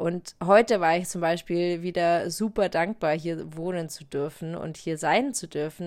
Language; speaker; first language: German; native; German